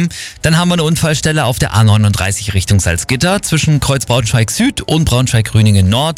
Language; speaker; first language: German; native; German